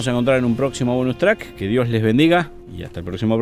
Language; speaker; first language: Spanish; native; Spanish